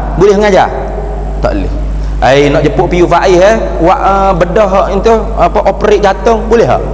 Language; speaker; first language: Malay; native; Malay